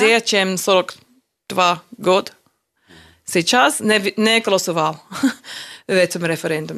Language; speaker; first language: Russian; non-native, learner; English